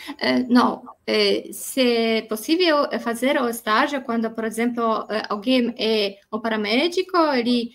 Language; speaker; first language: Portuguese; non-native, learner; Polish